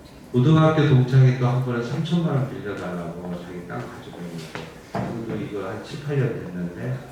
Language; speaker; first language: Korean; native; Korean